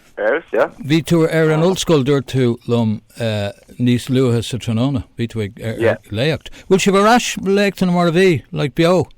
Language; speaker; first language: Irish; non-native, local second language; English